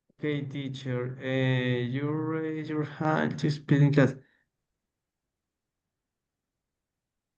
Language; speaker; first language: English; non-native, learner; Spanish